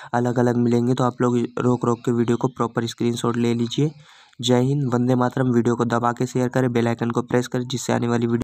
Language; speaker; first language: Hindi; native; Hindi